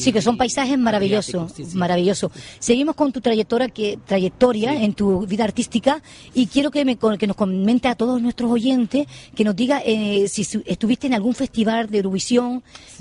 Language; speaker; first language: Spanish; native; Spanish